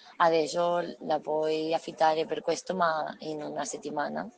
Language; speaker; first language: Italian; non-native, learner; Spanish